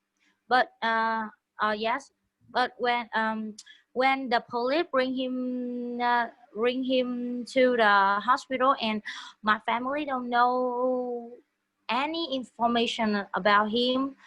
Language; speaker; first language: English; non-native, learner; Vietnamese